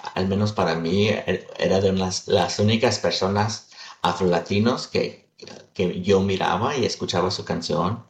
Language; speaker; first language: Spanish; early bilingual, heritage; Spanish